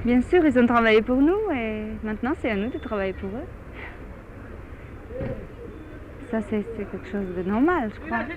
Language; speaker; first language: French; non-native, fluent; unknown